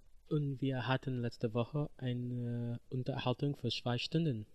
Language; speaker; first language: German; non-native, learner; English